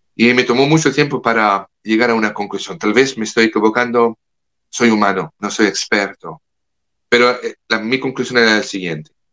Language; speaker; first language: Spanish; non-native, fluent; French